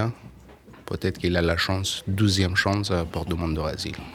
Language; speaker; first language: French; non-native, learner; Persian